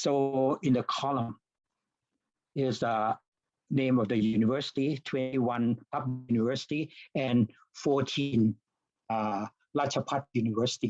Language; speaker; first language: English; non-native, fluent; Thai